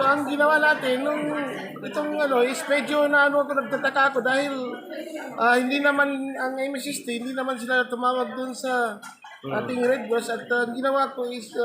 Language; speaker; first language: Filipino; non-native, local second language; Maguindanaon